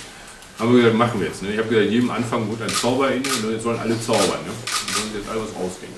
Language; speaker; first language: German; native; German